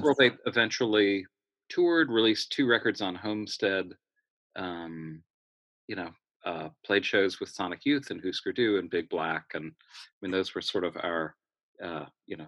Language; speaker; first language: English; native; English